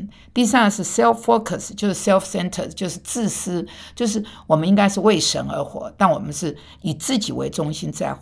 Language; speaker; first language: Chinese; non-native, fluent; Korean